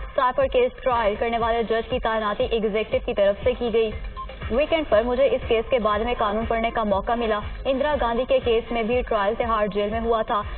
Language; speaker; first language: Urdu; native; Urdu